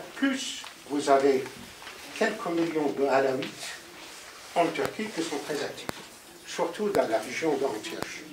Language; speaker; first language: French; non-native, fluent; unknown